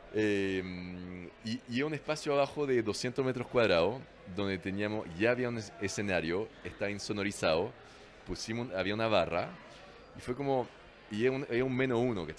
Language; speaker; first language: Spanish; non-native, fluent; French